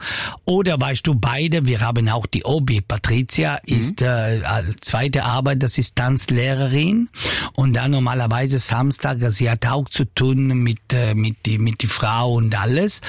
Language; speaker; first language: German; non-native, learner; Italian